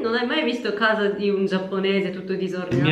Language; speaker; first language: Italian; non-native, learner; Japanese